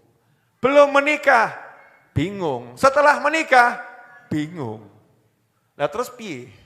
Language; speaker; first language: Indonesian; native; Indonesian